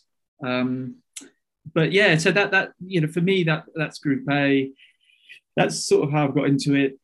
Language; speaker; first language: English; native; English